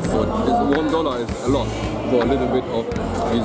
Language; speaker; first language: English; non-native, fluent; German